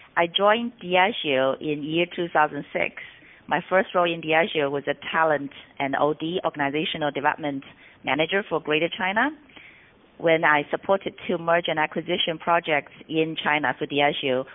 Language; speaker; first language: English; non-native, fluent; Chinese